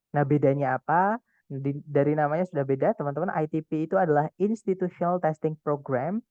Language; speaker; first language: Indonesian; non-native, local second language; Javanese